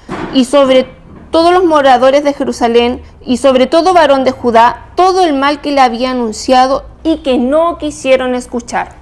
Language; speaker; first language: Spanish; native; Spanish